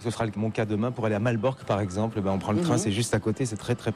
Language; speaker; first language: French; native; French